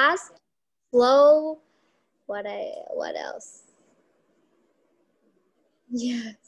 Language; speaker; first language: English; non-native, learner; Vietnamese